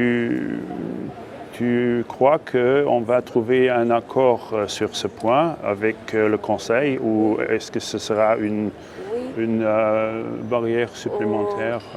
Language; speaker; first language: French; non-native, local second language; Luxembourgish